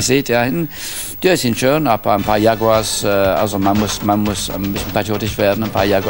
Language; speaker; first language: German; non-native, fluent; English